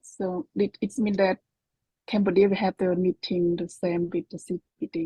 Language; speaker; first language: English; non-native, learner; Khmer